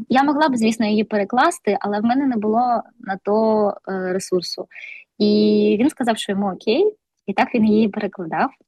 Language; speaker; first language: Ukrainian; non-native, local second language; Russian